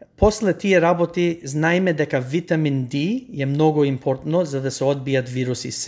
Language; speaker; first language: Macedonian; early bilingual, heritage; Macedonian